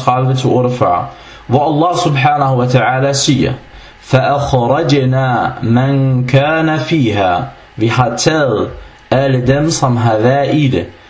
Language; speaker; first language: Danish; non-native, fluent; Arabic